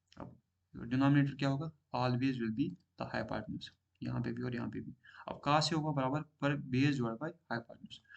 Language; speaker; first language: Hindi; non-native, local second language; Kashmiri